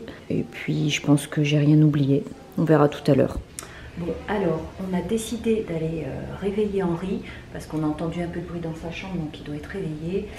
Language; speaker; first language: French; native; French